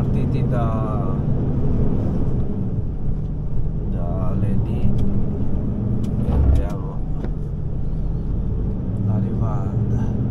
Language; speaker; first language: Italian; non-native, fluent; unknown